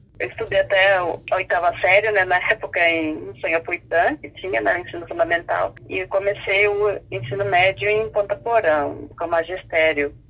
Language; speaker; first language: Portuguese; non-native, local second language; Guarani